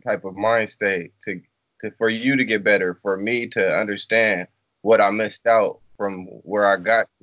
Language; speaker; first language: English; native; English